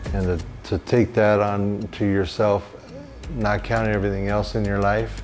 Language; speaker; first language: English; native; English